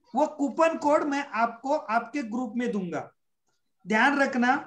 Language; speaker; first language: Hindi; non-native, local second language; Marathi